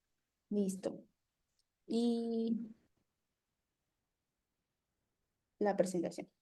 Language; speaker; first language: Spanish; native; Spanish